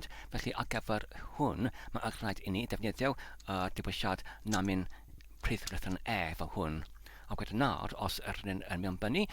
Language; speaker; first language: Welsh; non-native, learner; Polish